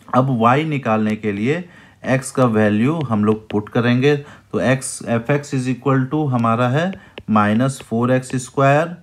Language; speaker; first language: Hindi; native; Hindi